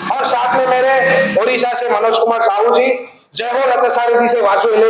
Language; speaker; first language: Hindi; non-native, local second language; Telugu